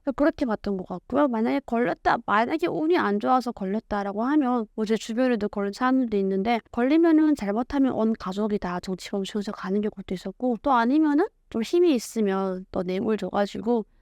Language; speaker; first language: Korean; native; Korean